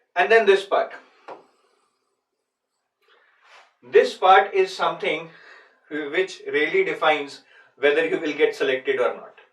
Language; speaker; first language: English; non-native, local second language; Hindi